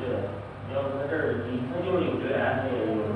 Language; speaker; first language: Chinese; native; Chinese